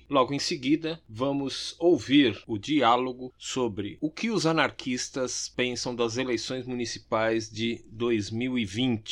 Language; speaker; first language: Portuguese; native; Portuguese